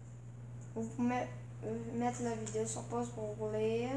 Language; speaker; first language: French; native; French